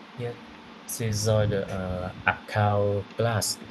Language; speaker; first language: English; non-native, learner; Vietnamese